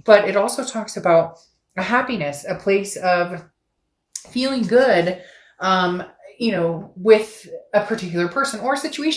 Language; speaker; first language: English; native; English